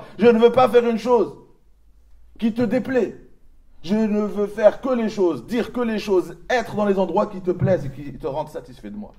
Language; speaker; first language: French; native; French